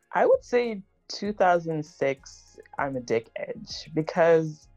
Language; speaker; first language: English; native; English